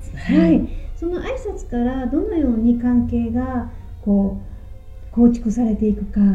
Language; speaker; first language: Japanese; native; Japanese